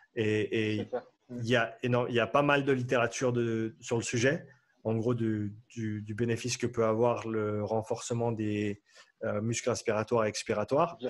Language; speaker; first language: French; native; French